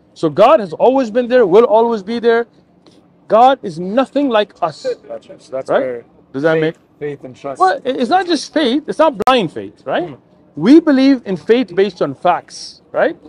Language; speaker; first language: English; native; English